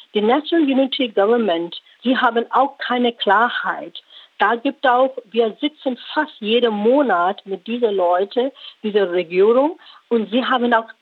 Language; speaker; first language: German; non-native, learner; Rohingya